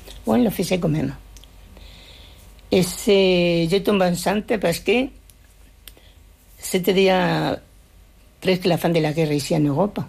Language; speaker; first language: French; non-native, fluent; Spanish